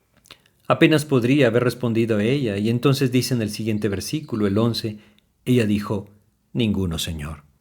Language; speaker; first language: Spanish; native; Spanish